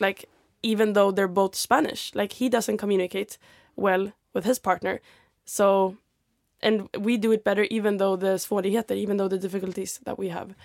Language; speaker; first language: English; non-native, fluent; Swedish